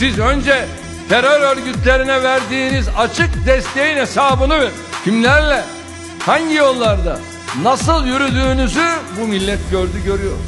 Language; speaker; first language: Turkish; native; Turkish